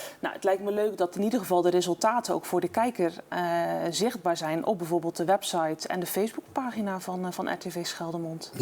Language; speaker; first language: Dutch; native; Dutch